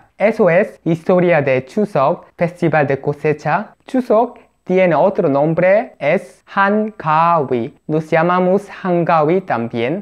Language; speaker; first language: Spanish; non-native, learner; Korean